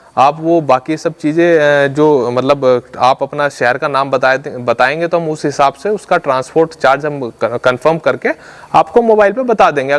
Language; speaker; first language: Hindi; native; Hindi